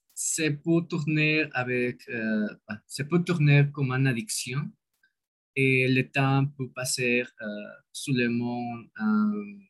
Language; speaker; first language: French; non-native, learner; Spanish